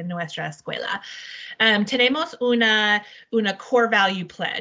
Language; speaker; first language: Spanish; non-native, learner; English